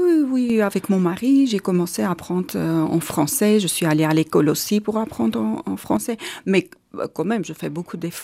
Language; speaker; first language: French; non-native, learner; Armenian